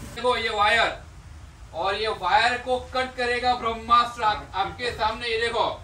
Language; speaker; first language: Hindi; non-native, local second language; Gujarati